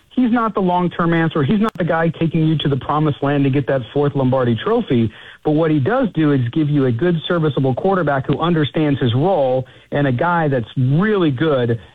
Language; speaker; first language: English; native; English